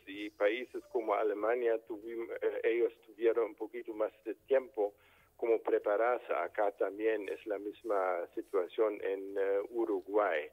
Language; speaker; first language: Spanish; non-native, fluent; German